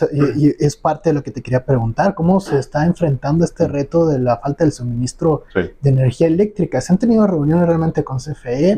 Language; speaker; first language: Spanish; native; Spanish